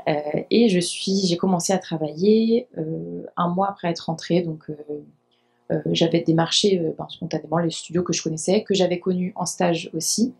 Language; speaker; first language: French; native; French